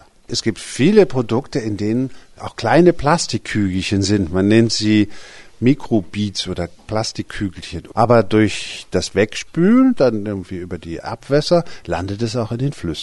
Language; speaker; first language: German; native; German